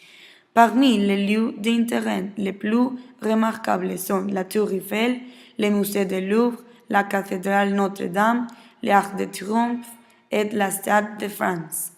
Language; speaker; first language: French; non-native, learner; Spanish